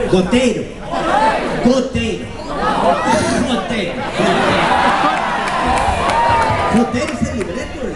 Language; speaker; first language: Portuguese; non-native, learner; Spanish